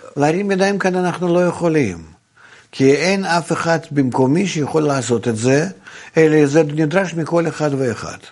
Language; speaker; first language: Hebrew; non-native, fluent; Russian